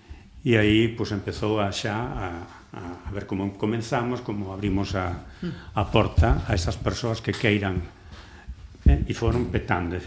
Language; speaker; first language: Galician; native; Galician